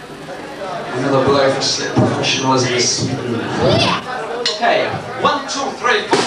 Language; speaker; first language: English; native; English